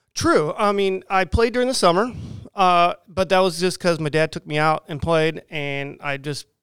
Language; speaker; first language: English; native; English